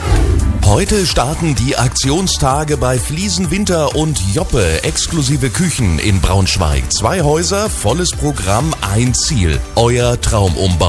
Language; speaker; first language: German; native; German